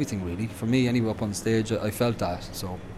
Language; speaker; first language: English; native; English